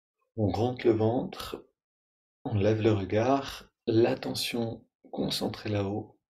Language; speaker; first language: French; native; French